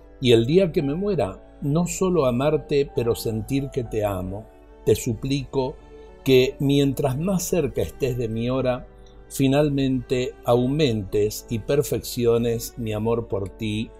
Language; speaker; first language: Spanish; native; Spanish